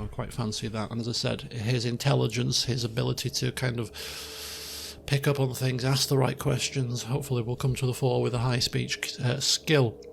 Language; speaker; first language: English; native; English